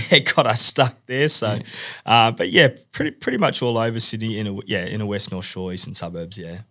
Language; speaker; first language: English; native; English